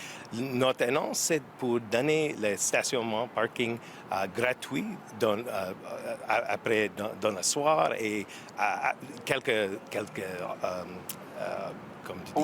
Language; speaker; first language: French; non-native, learner; English